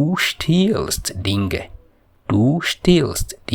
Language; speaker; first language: German; non-native, fluent; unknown